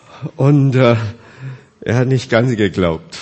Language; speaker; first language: German; non-native, fluent; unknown